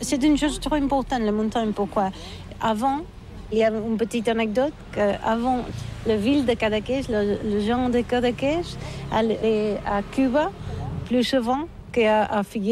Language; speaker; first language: French; non-native, learner; Catalan